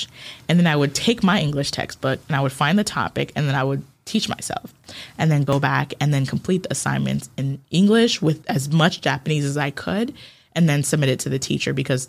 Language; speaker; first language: English; early bilingual, other home language; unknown